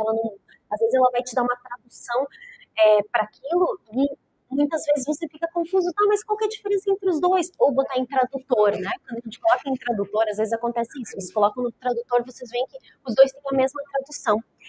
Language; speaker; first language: Portuguese; native; Portuguese